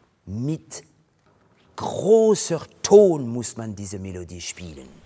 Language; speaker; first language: German; non-native, fluent; French